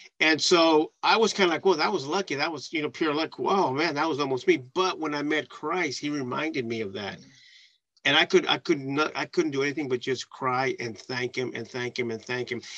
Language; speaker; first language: English; early bilingual, other home language; Spanish